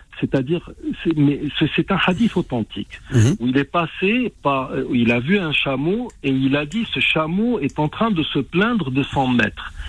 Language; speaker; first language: French; non-native, local second language; Arabic